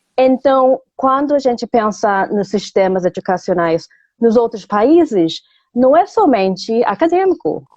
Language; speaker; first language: Portuguese; non-native, fluent; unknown